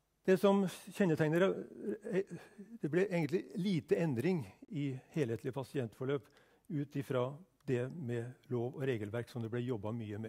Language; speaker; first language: Norwegian; native; Norwegian